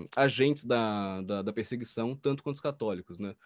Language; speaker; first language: Portuguese; native; Portuguese